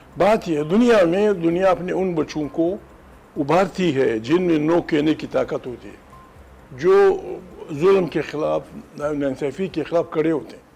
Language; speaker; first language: Urdu; non-native, local second language; Pashto